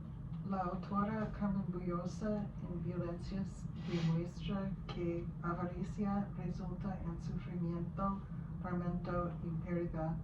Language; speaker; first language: Spanish; non-native, learner; English